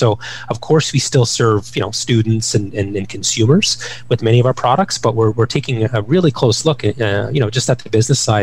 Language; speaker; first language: English; native; English